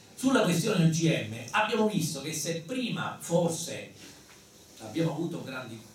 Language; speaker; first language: Italian; native; Italian